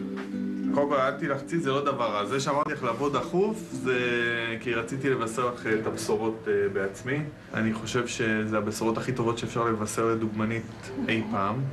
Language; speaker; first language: Hebrew; native; Hebrew